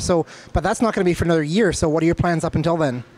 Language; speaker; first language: English; native; English